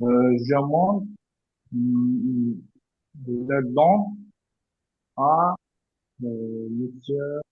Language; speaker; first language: French; non-native, learner; Azerbaijani